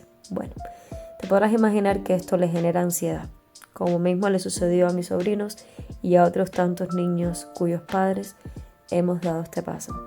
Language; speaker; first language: Spanish; native; Spanish